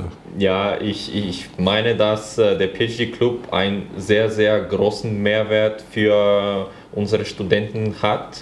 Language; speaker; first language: German; non-native, fluent; Bulgarian